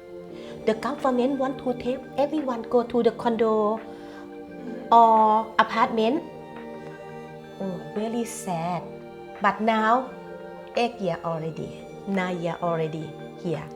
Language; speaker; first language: English; non-native, learner; Thai